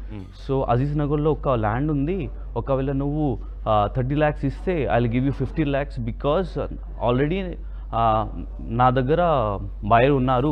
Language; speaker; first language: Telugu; non-native, local second language; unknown